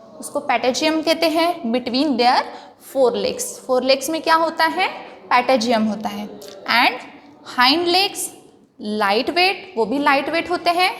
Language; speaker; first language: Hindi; non-native, local second language; Marathi